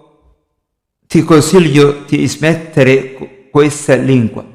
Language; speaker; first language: Italian; non-native, fluent; Somali